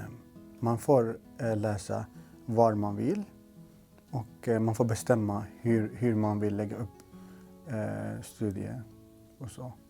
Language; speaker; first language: Swedish; non-native, local second language; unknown